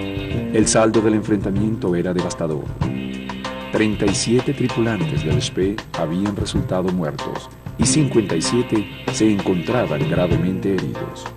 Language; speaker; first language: Spanish; native; Spanish